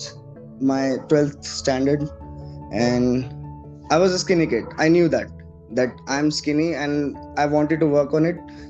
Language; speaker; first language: English; non-native, local second language; Hindi